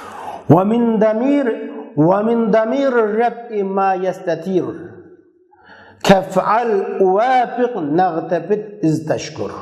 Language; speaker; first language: Arabic; non-native, fluent; Uzbek